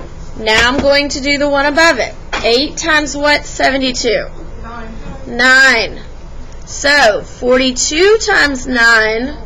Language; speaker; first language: English; native; English